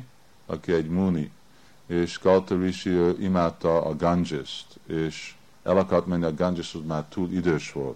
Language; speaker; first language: Hungarian; early bilingual, heritage; Hungarian